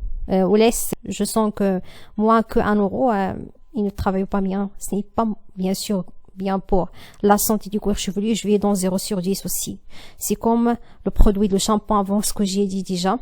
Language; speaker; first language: French; non-native, learner; Arabic